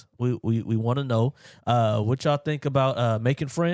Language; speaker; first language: English; native; English